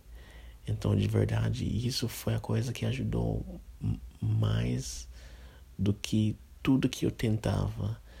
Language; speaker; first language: Portuguese; non-native, fluent; English